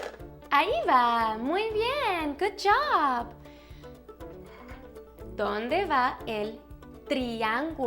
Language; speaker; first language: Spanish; non-native, fluent; English